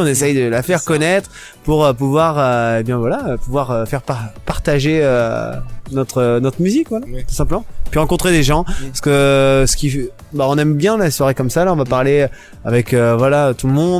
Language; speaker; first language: French; native; French